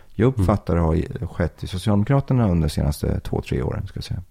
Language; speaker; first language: Swedish; early bilingual, other home language; Persian